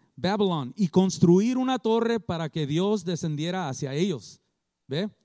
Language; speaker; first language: Spanish; early bilingual, heritage; Spanish